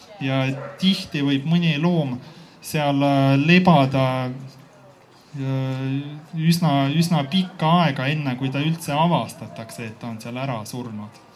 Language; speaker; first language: Estonian; native; Estonian